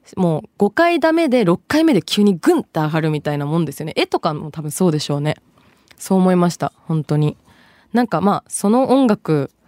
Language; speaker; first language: Japanese; early bilingual, other home language; Bangla